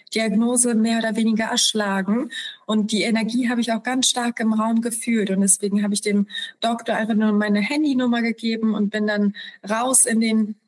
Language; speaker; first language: German; early bilingual, other home language; Polish